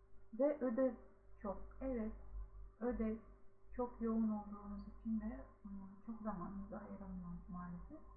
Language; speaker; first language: Turkish; non-native, fluent; Kazakh